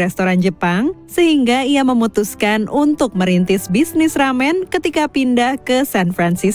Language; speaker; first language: Indonesian; native; Indonesian